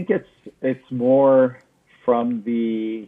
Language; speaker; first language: English; native; English